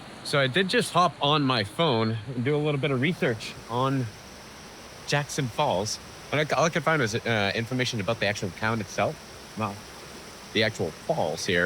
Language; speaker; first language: English; native; English